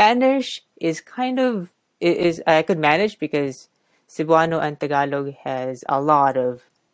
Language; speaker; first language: English; non-native, local second language; Cebuano